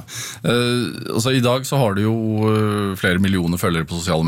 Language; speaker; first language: Norwegian; native; Norwegian